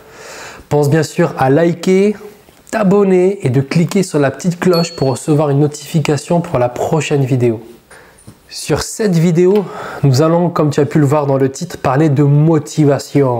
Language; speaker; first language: French; native; French